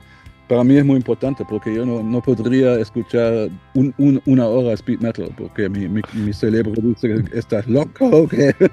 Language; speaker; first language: Spanish; non-native, learner; German